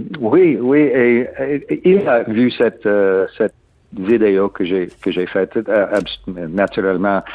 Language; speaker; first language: French; non-native, learner; English